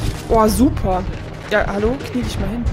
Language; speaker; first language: German; native; German